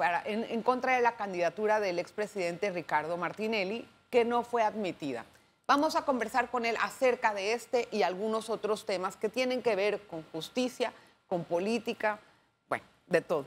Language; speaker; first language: Spanish; native; Spanish